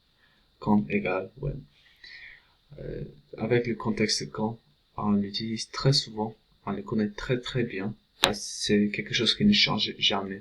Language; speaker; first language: French; non-native, fluent; English